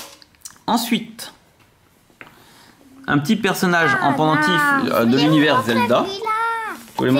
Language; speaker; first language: French; native; French